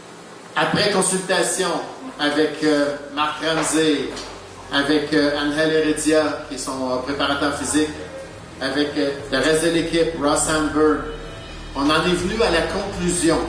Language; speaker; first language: French; native; French